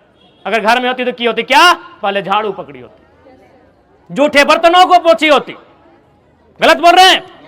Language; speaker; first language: Hindi; non-native, local second language; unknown